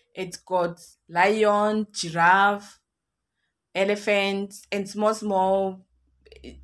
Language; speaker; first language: English; non-native, local second language; Kikuyu